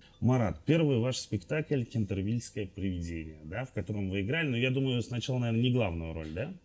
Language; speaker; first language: Russian; native; Russian